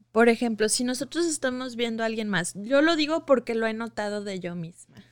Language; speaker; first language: Spanish; early bilingual, heritage; Spanish